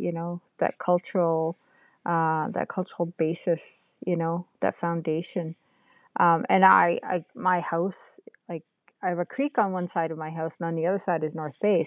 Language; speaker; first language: English; native; English